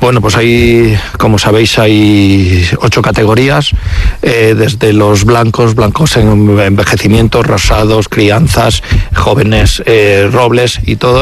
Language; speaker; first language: Spanish; native; Spanish